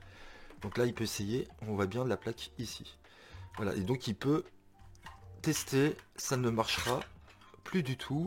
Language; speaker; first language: French; native; French